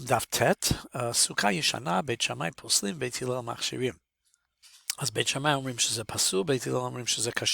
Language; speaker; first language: Hebrew; non-native, fluent; English